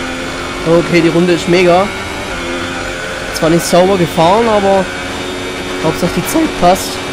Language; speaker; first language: German; native; German